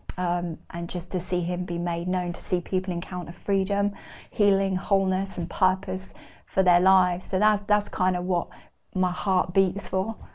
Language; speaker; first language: English; native; English